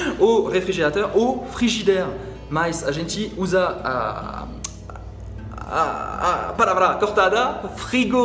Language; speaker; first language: Portuguese; non-native, fluent; French